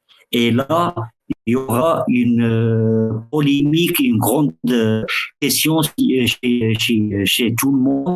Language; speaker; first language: French; early bilingual, other home language; Arabic